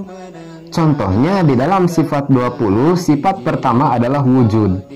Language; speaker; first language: Indonesian; non-native, local second language; Sundanese